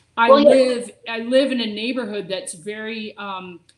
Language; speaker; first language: English; native; English